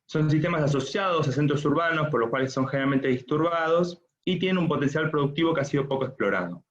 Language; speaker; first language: Spanish; native; Spanish